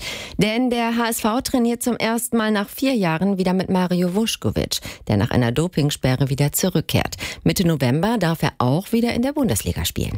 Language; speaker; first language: German; native; German